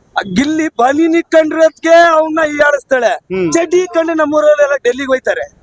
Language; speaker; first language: Kannada; native; Kannada